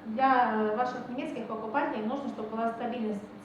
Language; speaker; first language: Russian; native; Russian